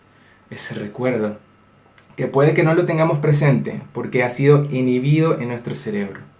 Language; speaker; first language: Spanish; native; Spanish